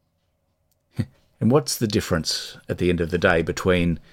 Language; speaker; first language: English; native; English